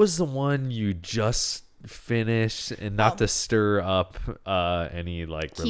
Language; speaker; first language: English; native; English